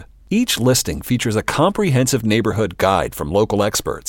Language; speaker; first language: English; native; English